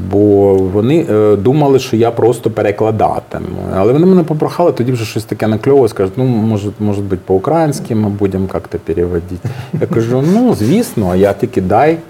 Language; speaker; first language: Ukrainian; native; Ukrainian